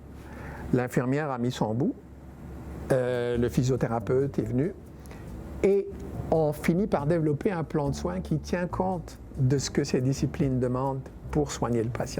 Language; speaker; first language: French; native; French